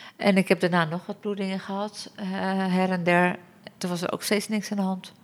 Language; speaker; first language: Dutch; early bilingual, other home language; Turkish